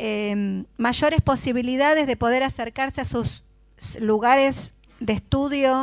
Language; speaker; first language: Spanish; native; Spanish